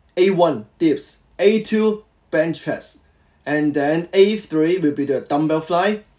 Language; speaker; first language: English; non-native, local second language; Cantonese